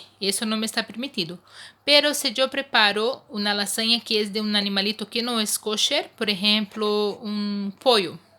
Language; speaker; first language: Spanish; non-native, fluent; Portuguese